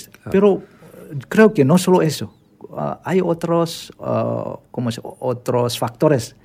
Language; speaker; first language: Spanish; non-native, learner; Indonesian